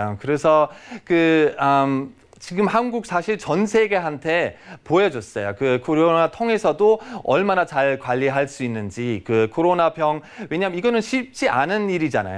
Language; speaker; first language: Korean; non-native, fluent; German